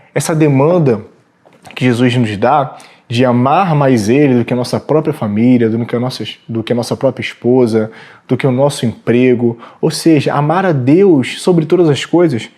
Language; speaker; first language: Portuguese; native; Portuguese